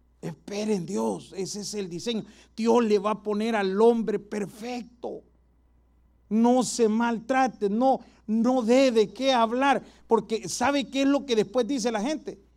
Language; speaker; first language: Spanish; native; Spanish